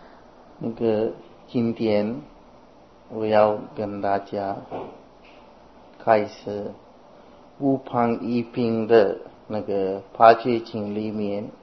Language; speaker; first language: Chinese; non-native, fluent; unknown